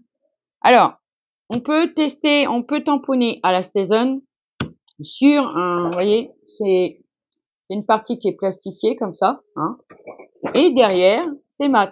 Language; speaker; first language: French; native; French